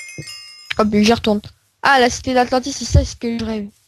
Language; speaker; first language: French; native; French